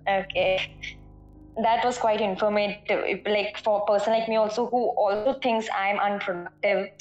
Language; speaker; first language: English; non-native, local second language; Malayalam